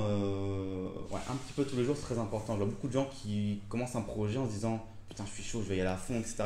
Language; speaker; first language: French; native; French